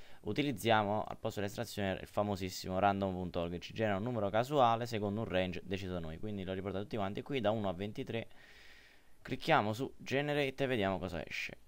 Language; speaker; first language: Italian; native; Italian